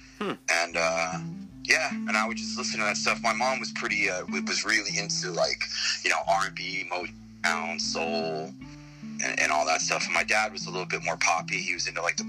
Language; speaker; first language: English; native; English